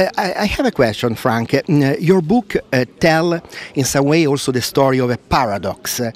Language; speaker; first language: English; non-native, fluent; Italian